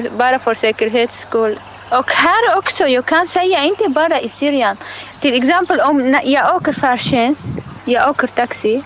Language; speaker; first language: Swedish; non-native, learner; Arabic